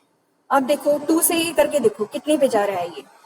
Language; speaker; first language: Hindi; native; Hindi